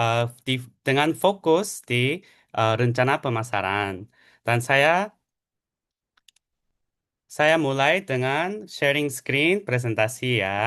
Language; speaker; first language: Indonesian; non-native, fluent; Korean